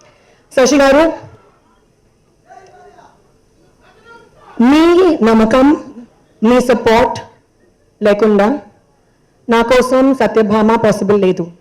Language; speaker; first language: Telugu; non-native, learner; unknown